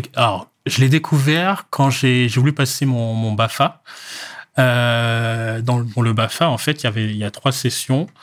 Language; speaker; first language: French; native; French